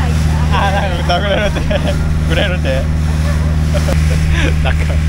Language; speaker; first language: Vietnamese; non-native, fluent; Japanese